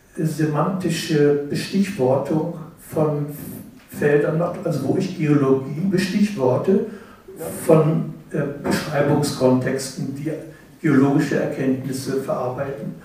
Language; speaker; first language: German; native; German